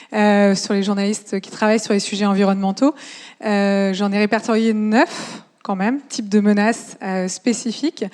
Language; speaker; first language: French; native; French